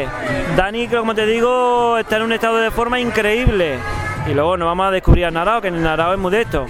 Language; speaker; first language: Spanish; native; Spanish